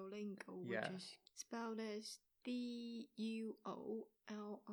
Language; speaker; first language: English; non-native, fluent; Chinese